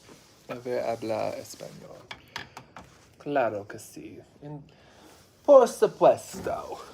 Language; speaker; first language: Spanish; non-native, learner; English